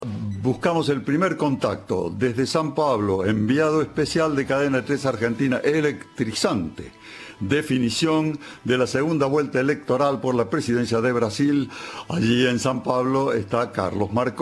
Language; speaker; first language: Spanish; native; Spanish